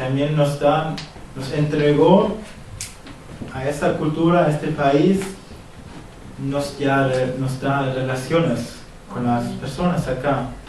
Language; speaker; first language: Spanish; non-native, fluent; German